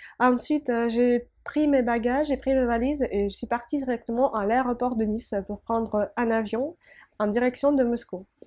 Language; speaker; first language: French; non-native, fluent; Russian